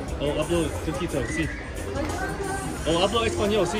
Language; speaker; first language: Spanish; non-native, learner; English